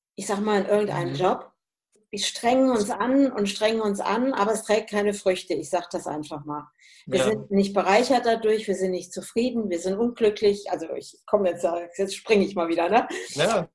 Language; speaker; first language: German; native; German